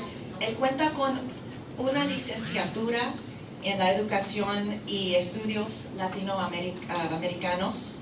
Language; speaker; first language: Spanish; non-native, fluent; English